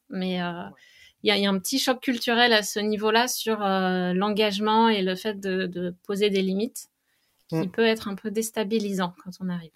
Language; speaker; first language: French; native; French